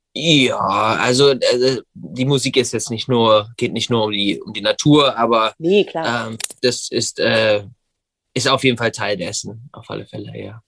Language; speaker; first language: German; non-native, fluent; English